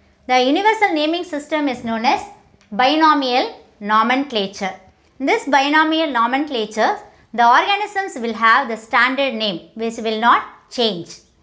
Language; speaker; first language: English; non-native, local second language; Tamil